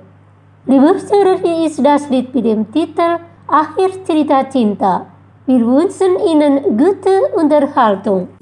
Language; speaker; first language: German; non-native, fluent; Indonesian